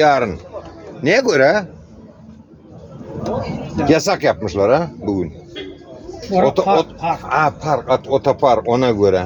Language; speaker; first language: Turkish; non-native, learner; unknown